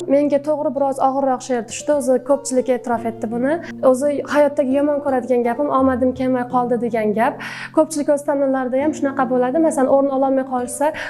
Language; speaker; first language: Uzbek; non-native, local second language; Turkmen